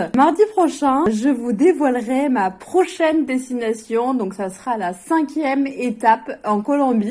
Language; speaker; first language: French; native; French